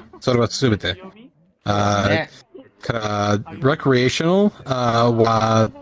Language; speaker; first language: Japanese; non-native, learner; Spanish